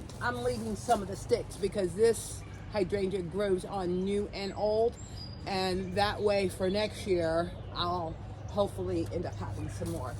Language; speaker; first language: English; native; English